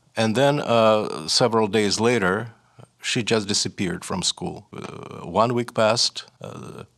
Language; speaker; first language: English; non-native, fluent; Russian